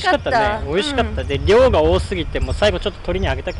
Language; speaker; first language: Japanese; native; Japanese